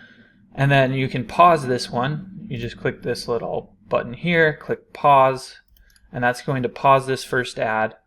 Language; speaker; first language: English; native; English